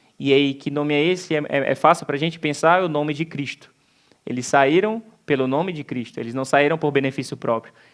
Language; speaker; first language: Portuguese; native; Portuguese